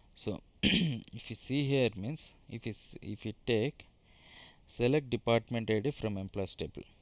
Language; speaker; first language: English; non-native, local second language; Telugu